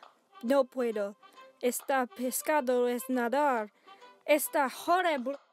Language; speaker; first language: Spanish; non-native, learner; English